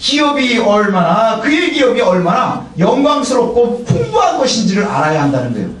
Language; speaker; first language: Korean; native; Korean